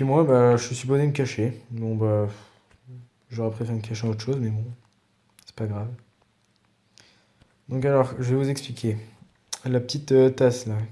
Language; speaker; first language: French; native; French